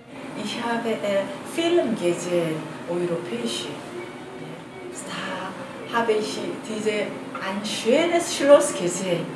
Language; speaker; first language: German; non-native, learner; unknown